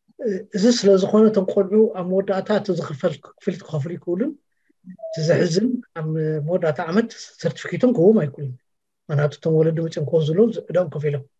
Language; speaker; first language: Tigrinya; native; Tigrinya